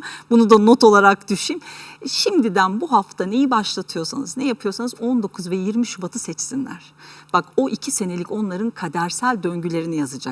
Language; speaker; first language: Turkish; native; Turkish